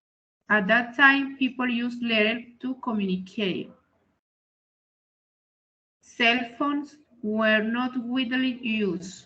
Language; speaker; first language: English; non-native, learner; Spanish